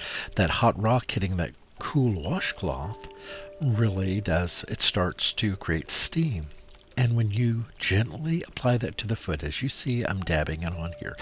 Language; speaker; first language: English; native; English